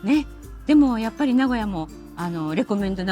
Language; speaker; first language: Japanese; native; Japanese